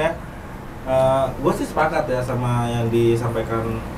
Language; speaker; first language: Indonesian; native; Indonesian